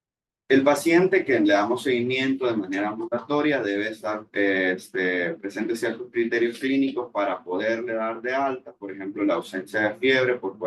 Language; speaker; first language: Spanish; native; Spanish